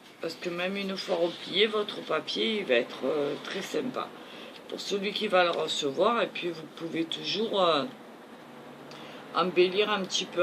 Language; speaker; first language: French; native; French